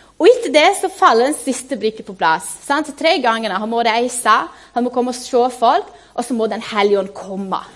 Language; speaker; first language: Norwegian; non-native, fluent; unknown